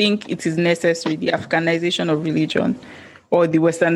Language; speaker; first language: English; non-native, local second language; Yoruba